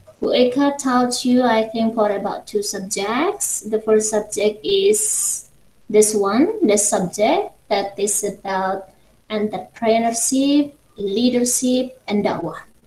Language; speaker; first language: English; non-native, fluent; Indonesian